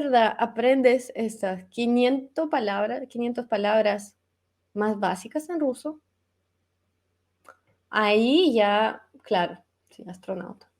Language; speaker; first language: Spanish; non-native, fluent; Russian